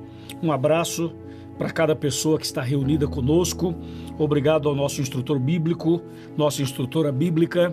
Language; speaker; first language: Portuguese; native; Portuguese